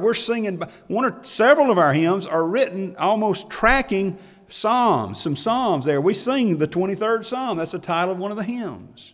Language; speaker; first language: English; native; English